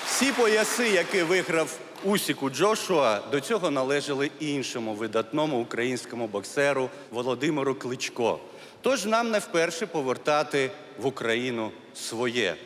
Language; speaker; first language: Ukrainian; non-native, local second language; Crimean Tatar